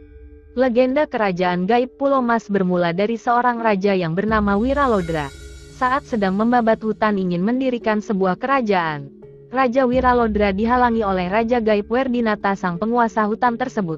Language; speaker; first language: Indonesian; native; Indonesian